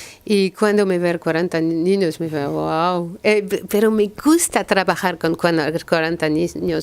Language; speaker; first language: Spanish; non-native, learner; French